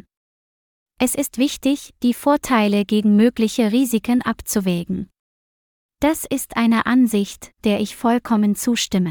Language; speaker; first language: German; non-native, fluent; Vietnamese